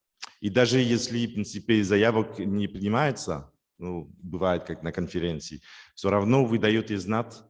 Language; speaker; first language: Russian; non-native, fluent; French